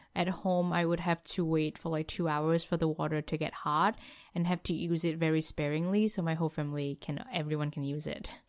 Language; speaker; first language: English; non-native, fluent; Vietnamese